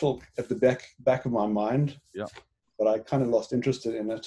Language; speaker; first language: English; native; English